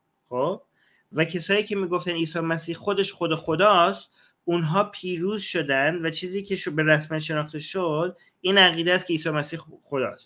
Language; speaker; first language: Persian; native; Persian